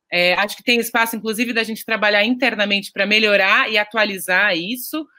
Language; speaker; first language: Portuguese; native; Portuguese